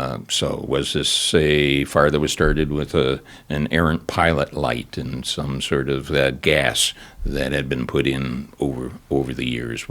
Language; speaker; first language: English; native; English